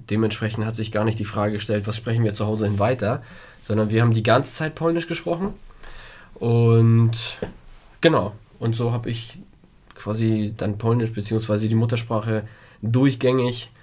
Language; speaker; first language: German; early bilingual, other home language; Polish